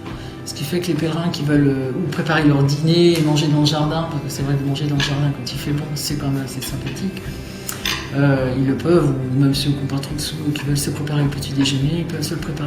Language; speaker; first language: French; native; French